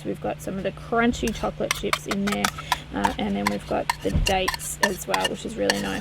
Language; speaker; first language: English; native; English